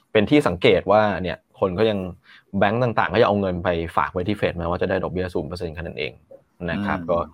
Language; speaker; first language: Thai; non-native, local second language; Chinese